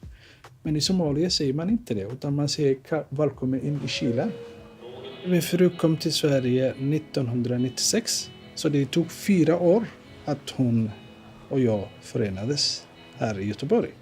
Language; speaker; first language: Swedish; non-native, fluent; Somali